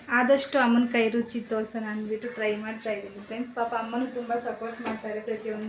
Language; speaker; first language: Kannada; non-native, local second language; Telugu